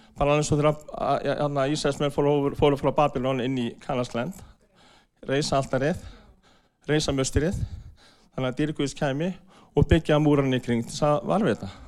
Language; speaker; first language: Icelandic; non-native, fluent; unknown